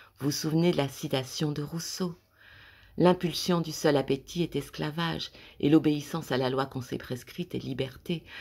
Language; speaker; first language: French; native; French